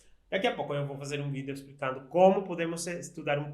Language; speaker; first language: Portuguese; non-native, fluent; Spanish